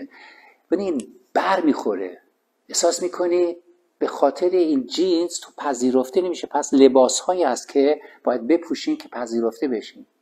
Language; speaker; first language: Persian; native; Persian